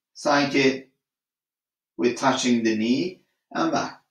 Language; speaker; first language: English; non-native, fluent; Turkish